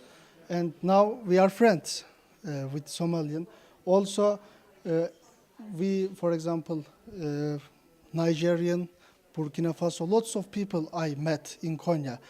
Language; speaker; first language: English; non-native, fluent; Turkish